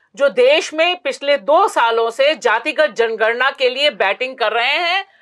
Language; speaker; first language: Hindi; native; Hindi